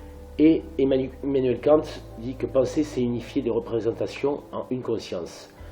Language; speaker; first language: French; native; French